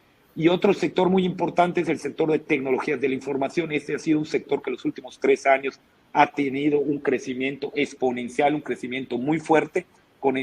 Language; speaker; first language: Spanish; native; Spanish